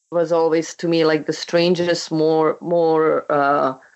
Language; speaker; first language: English; non-native, fluent; Czech